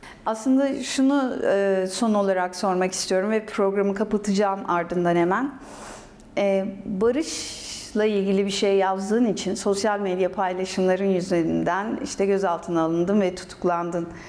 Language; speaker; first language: Turkish; native; Turkish